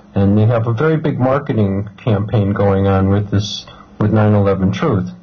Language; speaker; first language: English; native; English